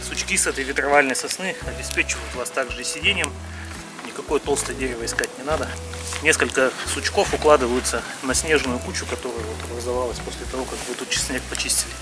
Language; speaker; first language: Russian; native; Russian